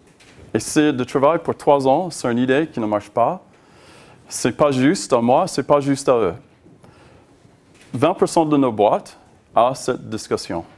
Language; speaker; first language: French; non-native, learner; English